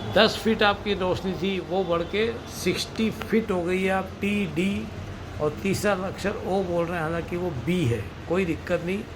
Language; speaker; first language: Hindi; native; Hindi